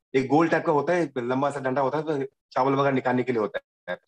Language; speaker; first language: Hindi; non-native, local second language; Bangla